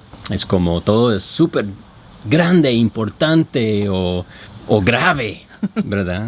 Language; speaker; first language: Spanish; non-native, fluent; English